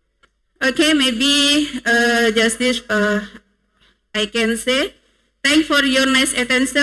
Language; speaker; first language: English; non-native, learner; Indonesian